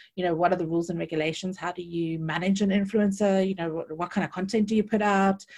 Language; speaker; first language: English; native; English